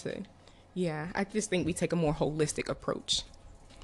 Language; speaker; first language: English; native; English